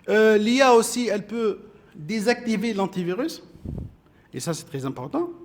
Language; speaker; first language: French; non-native, local second language; Arabic